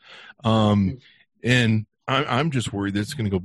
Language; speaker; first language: English; native; English